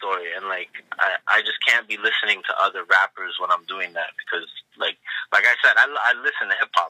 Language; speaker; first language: English; native; English